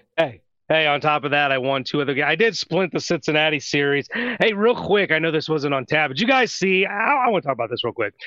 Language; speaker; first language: English; native; English